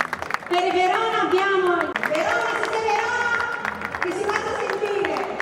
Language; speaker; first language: Italian; native; Italian